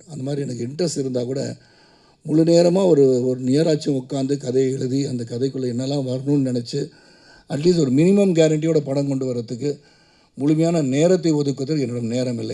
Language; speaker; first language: Tamil; native; Tamil